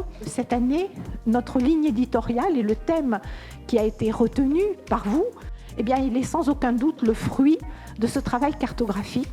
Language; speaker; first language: French; native; French